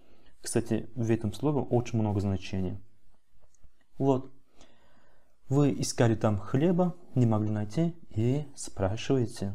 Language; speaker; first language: Russian; non-native, fluent; Turkish